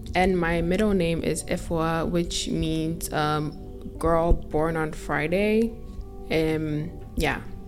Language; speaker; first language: English; non-native, local second language; Akan